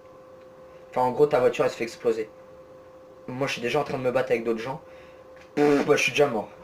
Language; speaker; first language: French; native; French